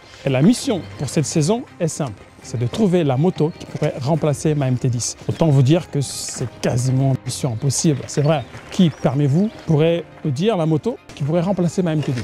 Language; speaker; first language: French; native; French